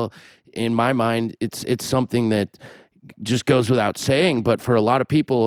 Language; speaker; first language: English; native; English